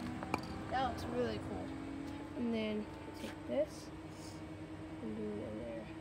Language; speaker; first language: English; native; English